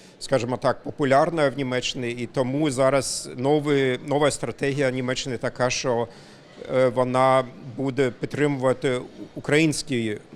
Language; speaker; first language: Ukrainian; non-native, fluent; German